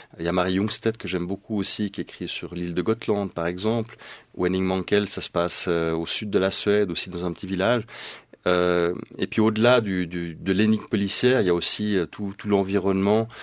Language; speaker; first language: French; early bilingual, other home language; Swedish